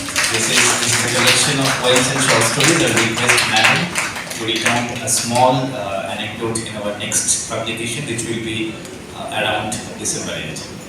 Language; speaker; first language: English; non-native, local second language; Bangla